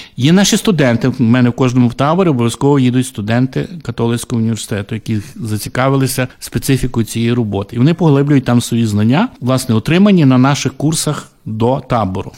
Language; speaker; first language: Ukrainian; native; Ukrainian